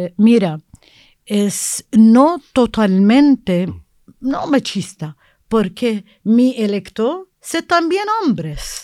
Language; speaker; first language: Spanish; non-native, learner; Arabic